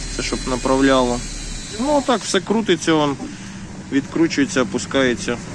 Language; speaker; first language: Ukrainian; non-native, local second language; Russian